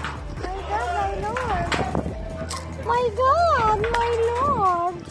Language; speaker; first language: English; non-native, local second language; Filipino